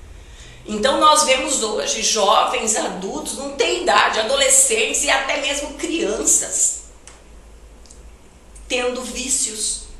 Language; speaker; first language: Portuguese; native; Portuguese